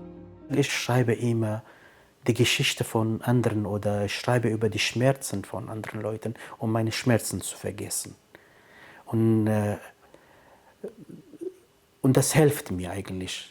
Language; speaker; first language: German; non-native, fluent; Kurdish